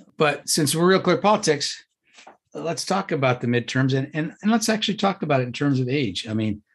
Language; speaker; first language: English; native; English